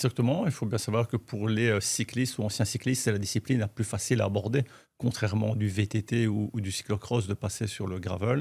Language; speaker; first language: French; native; French